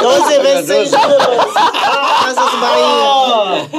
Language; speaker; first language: Portuguese; non-native, learner; English